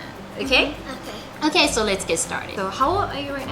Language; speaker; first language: English; non-native, fluent; Japanese